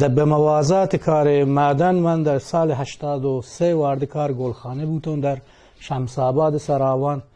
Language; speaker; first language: Persian; non-native, local second language; Baluchi